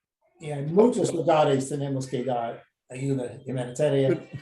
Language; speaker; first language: Spanish; non-native, fluent; English